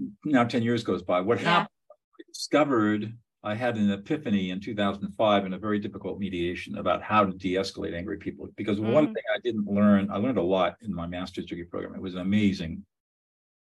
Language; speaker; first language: English; native; English